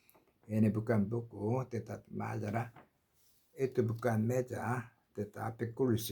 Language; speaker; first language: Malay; non-native, learner; Korean